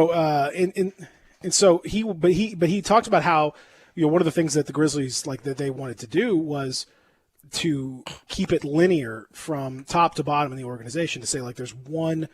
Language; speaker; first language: English; native; English